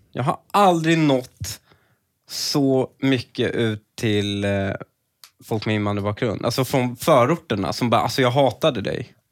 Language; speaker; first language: Swedish; early bilingual, other home language; Persian